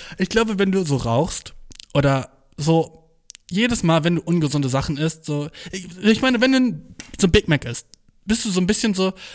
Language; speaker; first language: German; early bilingual, other home language; Turkish